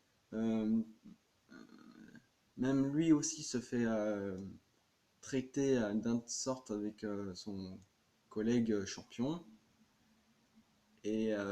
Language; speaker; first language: French; native; French